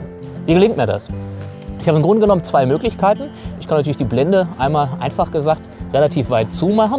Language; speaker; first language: German; native; German